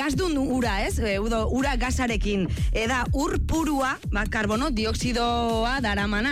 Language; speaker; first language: Basque; native; Basque